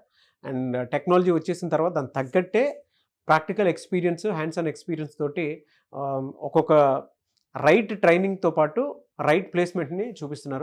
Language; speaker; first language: Telugu; native; Telugu